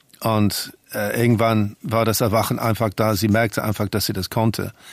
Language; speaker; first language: German; non-native, fluent; English